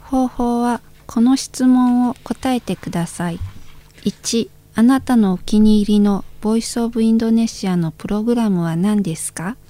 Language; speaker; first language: Japanese; non-native, learner; Indonesian